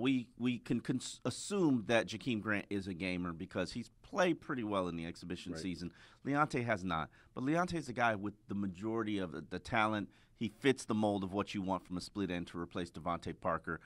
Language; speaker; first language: English; native; English